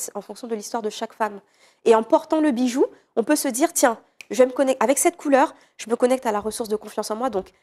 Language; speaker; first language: French; native; French